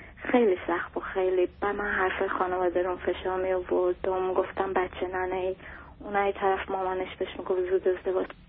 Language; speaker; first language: Persian; early bilingual, heritage; Persian